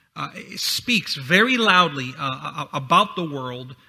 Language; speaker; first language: English; non-native, fluent; Spanish